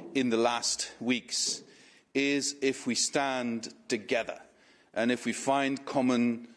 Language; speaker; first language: English; non-native, fluent; Dutch